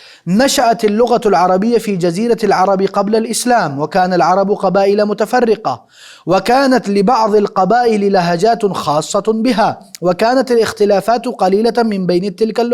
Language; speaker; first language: Arabic; non-native, fluent; Urdu